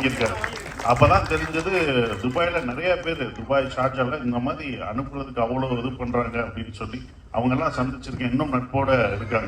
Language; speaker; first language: Tamil; native; Tamil